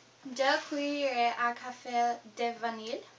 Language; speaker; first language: French; non-native, learner; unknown